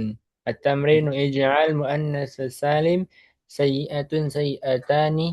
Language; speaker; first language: Arabic; non-native, learner; Indonesian